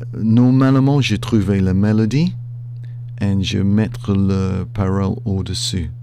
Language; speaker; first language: French; non-native, fluent; English